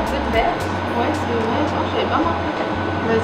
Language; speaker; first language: French; native; French